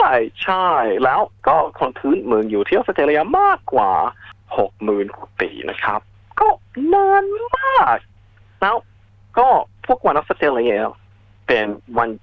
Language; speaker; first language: Thai; non-native, fluent; English